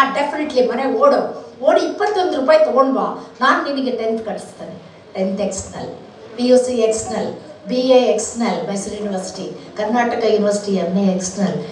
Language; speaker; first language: Kannada; non-native, local second language; Telugu